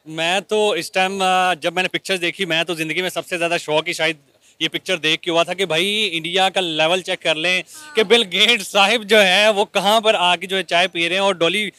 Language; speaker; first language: Urdu; native; Urdu